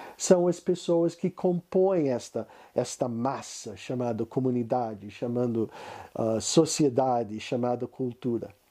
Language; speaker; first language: Portuguese; non-native, fluent; English